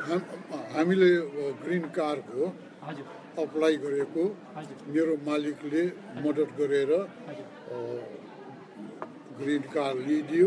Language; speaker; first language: Nepali; non-native, local second language; Newari